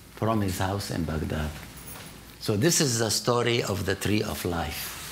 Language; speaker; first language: English; non-native, fluent; Arabic